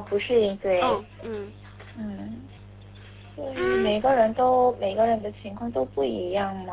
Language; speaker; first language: Chinese; non-native, learner; Korean